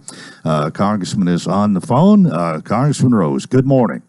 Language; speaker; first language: English; native; English